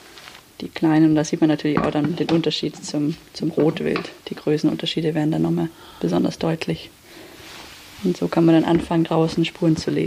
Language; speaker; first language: German; native; German